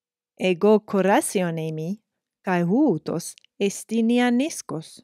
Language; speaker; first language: Greek; non-native, fluent; English